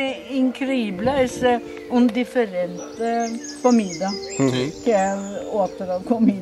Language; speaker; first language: Spanish; non-native, learner; Norwegian